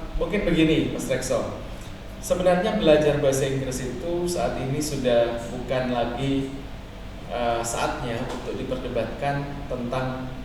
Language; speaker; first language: Indonesian; native; Indonesian